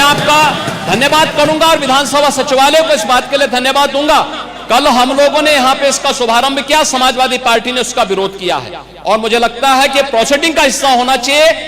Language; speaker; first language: Hindi; native; Hindi